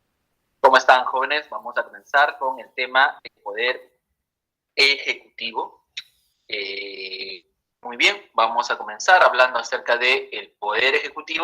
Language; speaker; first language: Spanish; native; Spanish